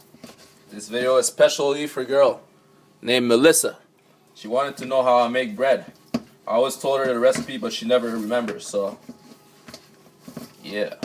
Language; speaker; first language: English; non-native, local second language; French